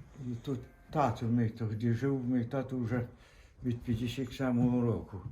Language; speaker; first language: Ukrainian; native; Ukrainian